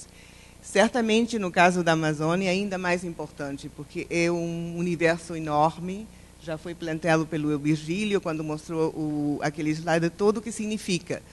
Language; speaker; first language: Portuguese; non-native, fluent; Spanish